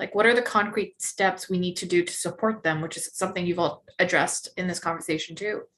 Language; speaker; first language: English; native; English